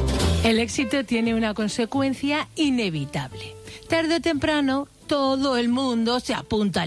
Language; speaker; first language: Spanish; native; Spanish